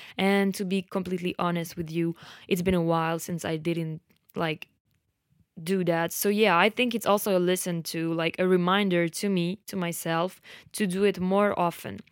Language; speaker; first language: English; non-native, fluent; French